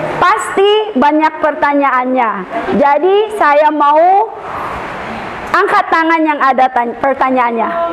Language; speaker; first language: Indonesian; non-native, learner; Filipino